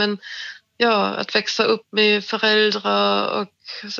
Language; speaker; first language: Swedish; non-native, fluent; German